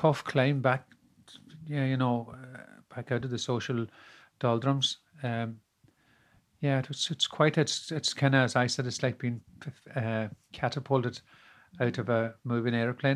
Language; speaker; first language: English; native; English